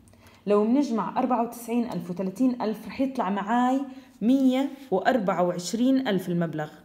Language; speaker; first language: Arabic; native; Arabic